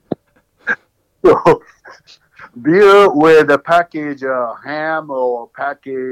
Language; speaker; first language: English; non-native, learner; Japanese